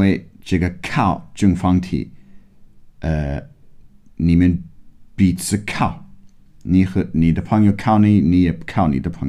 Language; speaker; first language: Chinese; non-native, fluent; English